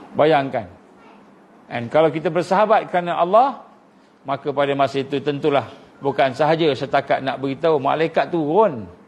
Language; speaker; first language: Malay; native; Malay